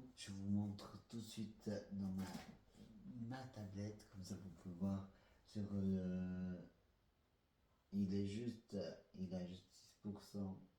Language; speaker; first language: French; non-native, fluent; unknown